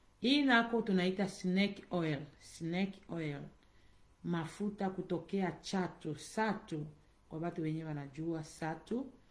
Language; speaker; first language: Swahili; native; Swahili